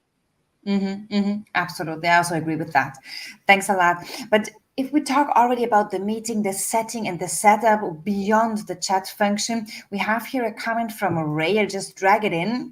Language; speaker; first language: English; non-native, fluent; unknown